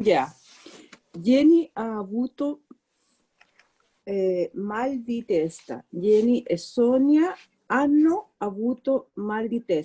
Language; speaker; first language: Italian; non-native, learner; Spanish